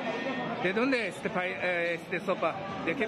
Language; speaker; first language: Spanish; non-native, learner; Chinese